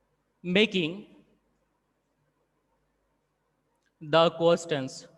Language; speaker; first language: English; non-native, local second language; Hindi